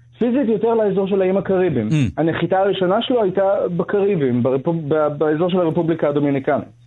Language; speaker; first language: Hebrew; native; Hebrew